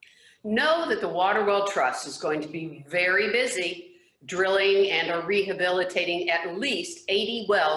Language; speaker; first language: English; native; English